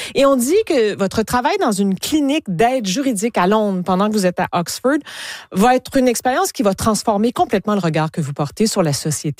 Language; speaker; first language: French; native; French